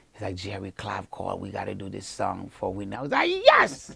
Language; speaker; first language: English; early bilingual, other home language; Haitian Creole